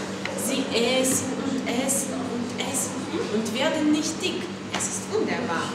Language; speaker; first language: German; non-native, learner; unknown